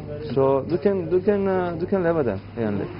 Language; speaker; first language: Danish; non-native, learner; Romanian